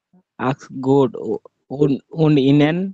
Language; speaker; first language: German; non-native, learner; Bangla